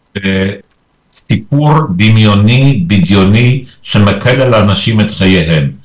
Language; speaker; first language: Hebrew; early bilingual, other home language; Polish